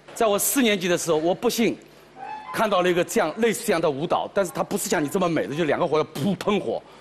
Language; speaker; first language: Chinese; native; Chinese